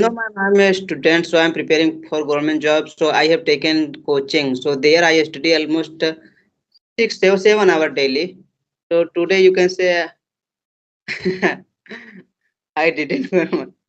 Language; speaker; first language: English; non-native, learner; Hindi